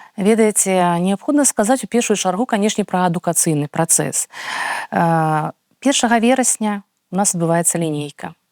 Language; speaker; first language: Belarusian; native; Belarusian